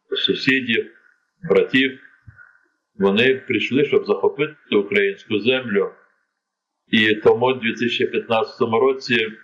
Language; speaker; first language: Ukrainian; non-native, local second language; Crimean Tatar